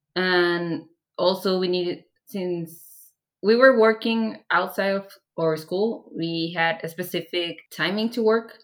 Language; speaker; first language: English; non-native, fluent; Persian